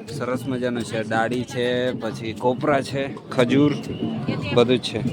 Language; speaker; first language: Gujarati; non-native, local second language; Vasavi